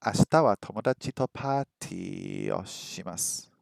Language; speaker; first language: Japanese; non-native, learner; English